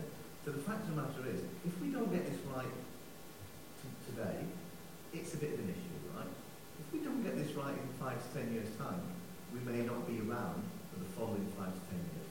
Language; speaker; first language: English; native; English